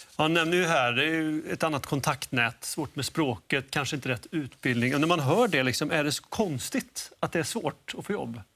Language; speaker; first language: Swedish; native; Swedish